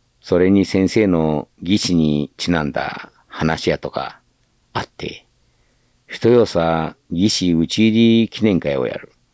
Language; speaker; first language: Japanese; native; Japanese